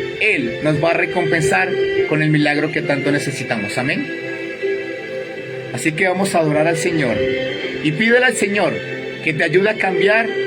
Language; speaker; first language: Spanish; native; Spanish